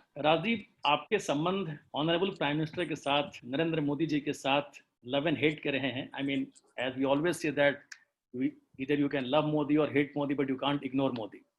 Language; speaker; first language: Hindi; native; Hindi